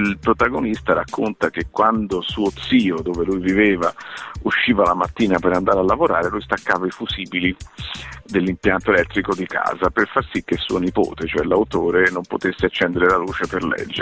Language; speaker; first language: Italian; native; Italian